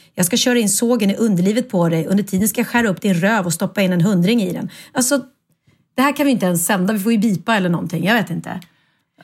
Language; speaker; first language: Swedish; native; Swedish